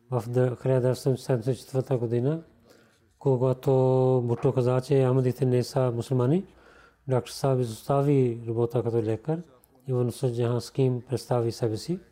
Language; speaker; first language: Bulgarian; non-native, learner; Urdu